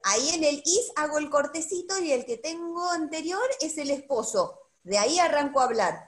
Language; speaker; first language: Spanish; native; Spanish